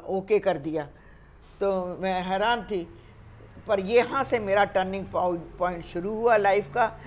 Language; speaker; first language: Hindi; native; Hindi